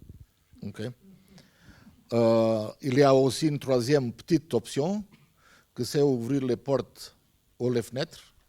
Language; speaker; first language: French; non-native, fluent; Portuguese